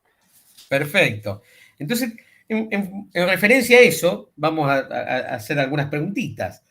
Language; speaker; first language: Spanish; native; Spanish